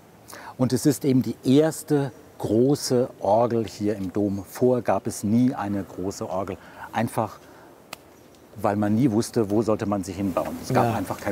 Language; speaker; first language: German; native; German